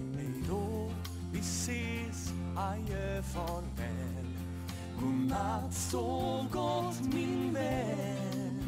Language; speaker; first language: Swedish; early bilingual, other home language; German